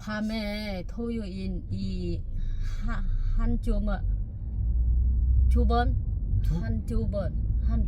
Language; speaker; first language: Korean; non-native, learner; Vietnamese